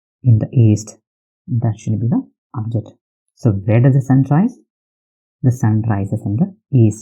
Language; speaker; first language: English; non-native, local second language; Malayalam